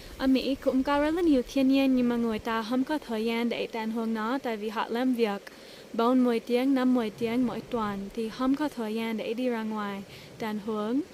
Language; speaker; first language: Vietnamese; early bilingual, heritage; English